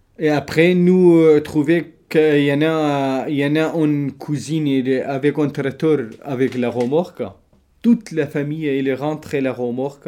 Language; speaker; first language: French; non-native, learner; Kurdish